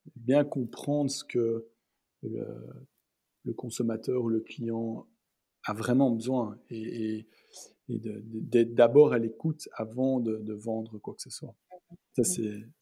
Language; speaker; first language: French; native; French